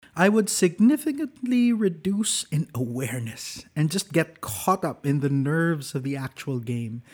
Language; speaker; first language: English; non-native, local second language; Cebuano